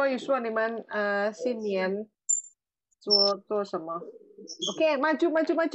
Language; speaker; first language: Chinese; non-native, fluent; Indonesian